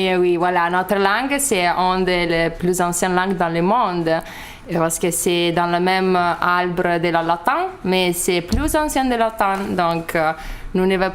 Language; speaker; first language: French; non-native, learner; Lithuanian